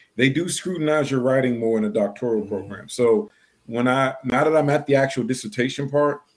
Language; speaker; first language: English; native; English